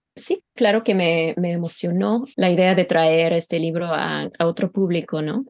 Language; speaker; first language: Spanish; non-native, fluent; English